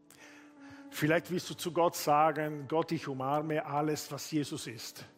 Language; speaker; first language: German; non-native, fluent; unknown